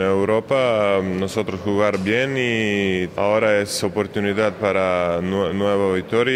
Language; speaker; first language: Spanish; non-native, learner; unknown